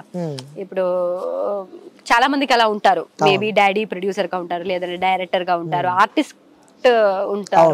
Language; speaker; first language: Telugu; non-native, fluent; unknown